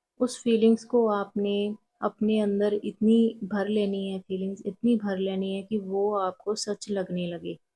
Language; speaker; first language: Hindi; non-native, local second language; Punjabi